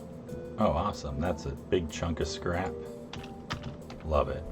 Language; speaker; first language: English; native; English